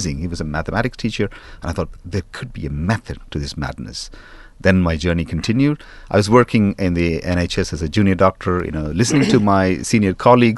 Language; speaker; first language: English; non-native, local second language; Tamil